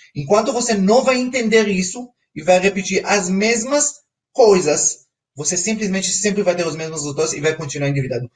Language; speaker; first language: Portuguese; non-native, fluent; Hebrew